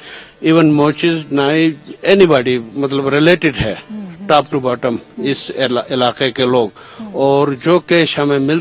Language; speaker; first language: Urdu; non-native, local second language; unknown